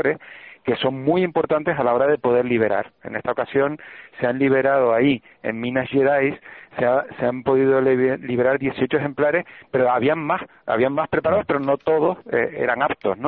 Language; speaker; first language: Spanish; native; Spanish